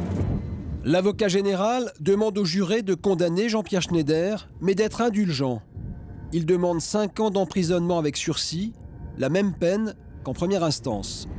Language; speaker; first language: French; native; French